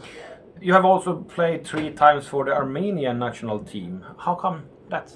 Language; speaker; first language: English; non-native, fluent; Swedish